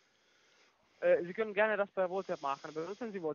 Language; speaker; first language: German; non-native, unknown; Russian